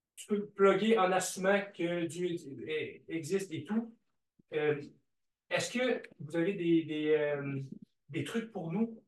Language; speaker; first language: French; native; French